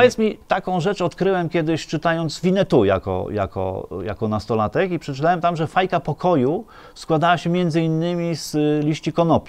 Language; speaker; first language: Polish; native; Polish